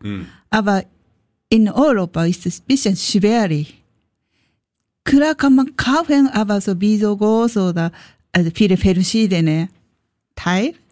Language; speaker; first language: German; non-native, learner; Japanese